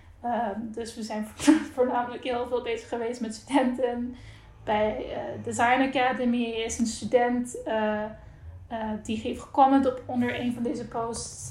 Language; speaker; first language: Dutch; non-native, local second language; Papiamento